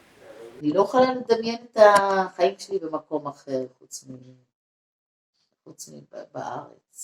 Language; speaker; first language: Hebrew; early bilingual, other home language; English